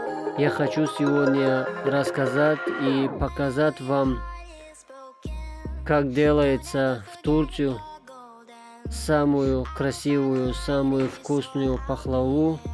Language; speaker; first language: Russian; non-native, fluent; Tajik